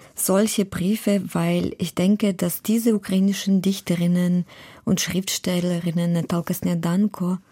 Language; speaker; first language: German; non-native, fluent; Ukrainian